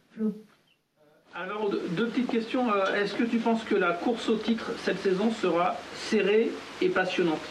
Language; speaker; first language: French; native; French